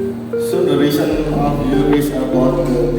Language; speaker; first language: English; non-native, learner; Indonesian